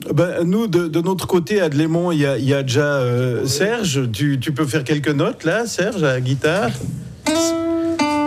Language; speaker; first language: French; native; French